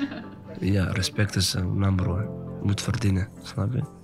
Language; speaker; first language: Dutch; non-native, learner; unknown